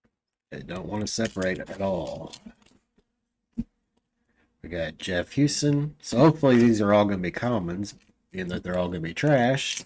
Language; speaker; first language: English; native; English